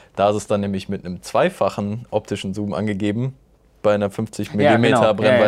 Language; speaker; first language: German; native; German